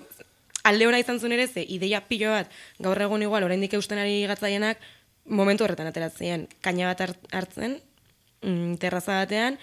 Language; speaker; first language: Basque; native; Basque